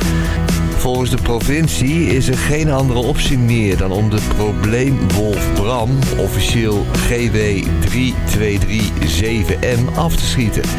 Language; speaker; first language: Dutch; native; Dutch